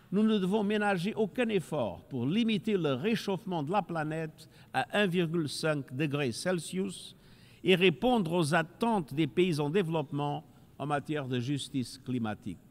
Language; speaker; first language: French; non-native, fluent; Portuguese